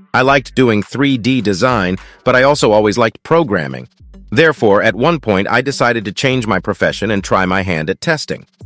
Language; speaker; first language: English; non-native, fluent; Russian